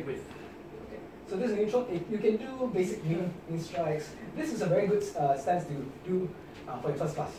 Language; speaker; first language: English; non-native, local second language; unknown